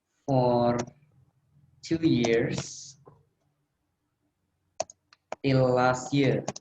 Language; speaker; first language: English; non-native, fluent; Indonesian